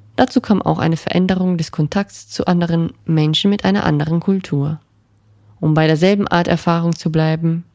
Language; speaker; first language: German; non-native, fluent; Italian